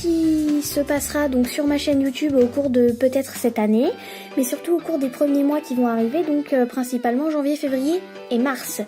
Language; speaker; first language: French; native; French